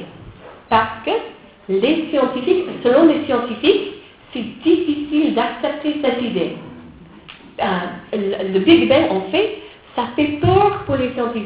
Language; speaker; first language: French; non-native, fluent; English